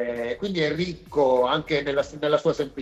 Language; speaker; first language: Italian; native; Italian